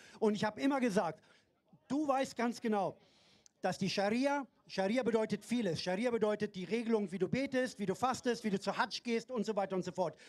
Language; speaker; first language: German; non-native, fluent; Persian